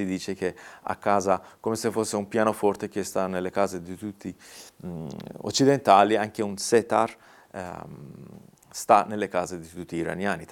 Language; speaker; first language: Italian; non-native, fluent; Persian